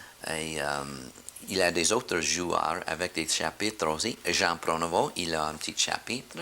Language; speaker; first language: French; non-native, fluent; English